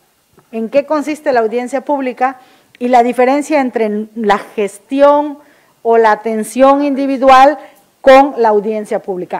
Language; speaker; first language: Spanish; native; Spanish